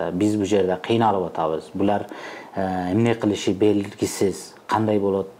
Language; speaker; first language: Kyrgyz; non-native, fluent; Uzbek